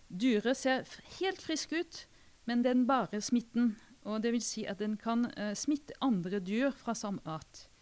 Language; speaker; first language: Norwegian; non-native, fluent; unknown